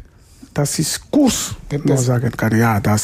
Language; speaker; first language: German; non-native, learner; Lingala